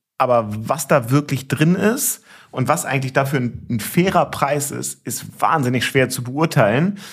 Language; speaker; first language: German; native; German